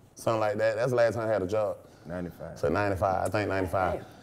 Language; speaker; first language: English; native; English